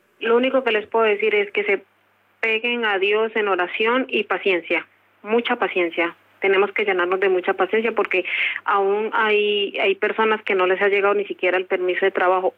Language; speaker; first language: Spanish; native; Spanish